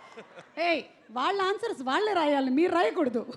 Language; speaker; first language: Telugu; native; Telugu